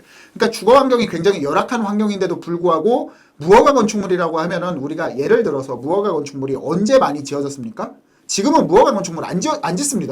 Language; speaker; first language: Korean; native; Korean